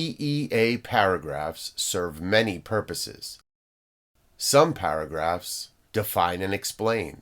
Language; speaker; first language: English; native; English